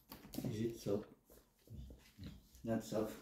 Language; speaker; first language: English; non-native, local second language; Filipino